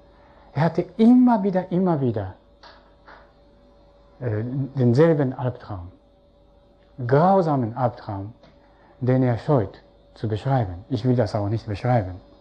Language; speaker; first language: German; non-native, fluent; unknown